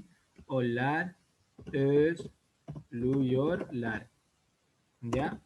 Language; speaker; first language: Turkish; non-native, learner; Spanish